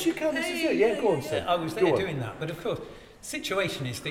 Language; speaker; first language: English; native; English